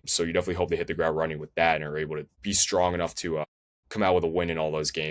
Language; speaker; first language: English; native; English